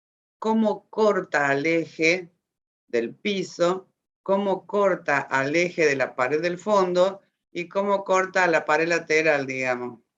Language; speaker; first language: Spanish; native; Spanish